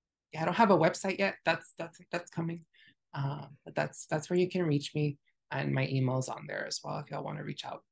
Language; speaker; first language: English; early bilingual, other home language; Spanish